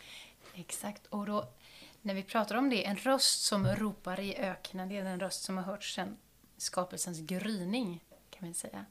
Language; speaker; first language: Swedish; native; Swedish